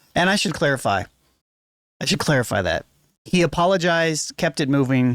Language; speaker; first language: English; native; English